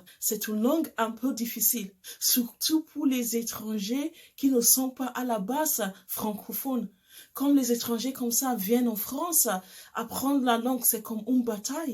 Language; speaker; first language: French; non-native, fluent; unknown